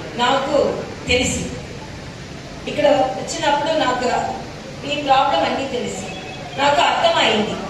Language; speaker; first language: Telugu; non-native, learner; Tamil